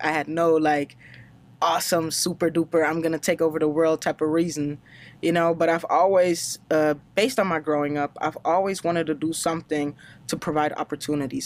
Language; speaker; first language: English; non-native, fluent; German